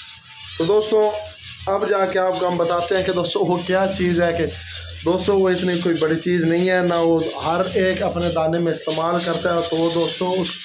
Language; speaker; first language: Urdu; non-native, local second language; Punjabi